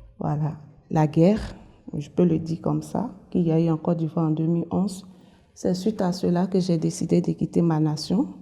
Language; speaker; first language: French; native; French